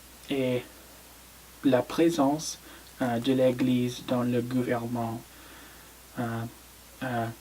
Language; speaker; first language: French; non-native, learner; English